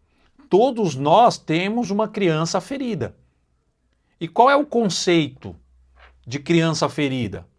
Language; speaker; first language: Portuguese; native; Portuguese